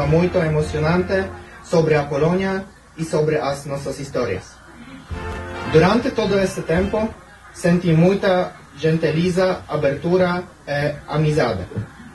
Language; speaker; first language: Portuguese; non-native, fluent; Polish